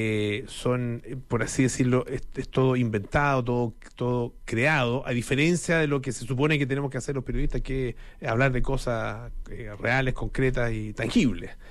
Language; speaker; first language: Spanish; native; Spanish